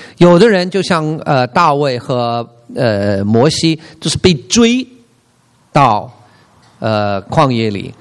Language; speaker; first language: Chinese; non-native, fluent; English